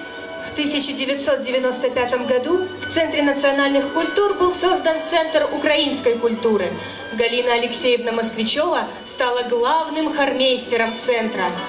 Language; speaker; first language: Russian; native; Russian